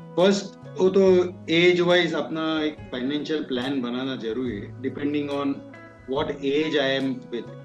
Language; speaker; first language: Hindi; non-native, local second language; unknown